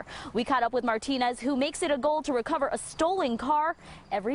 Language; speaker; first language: English; native; English